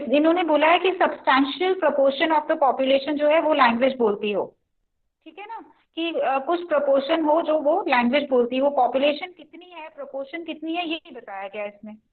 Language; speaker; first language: Hindi; non-native, local second language; Punjabi